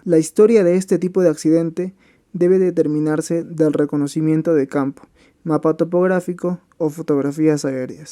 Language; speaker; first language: Spanish; native; Spanish